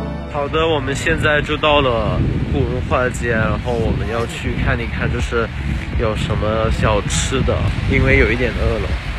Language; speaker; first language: Chinese; non-native, fluent; Thai